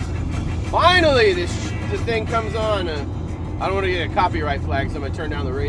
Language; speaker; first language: English; native; English